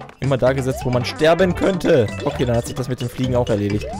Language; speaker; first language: German; native; German